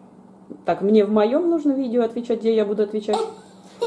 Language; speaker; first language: Russian; native; Russian